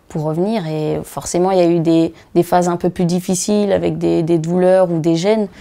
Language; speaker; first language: French; native; French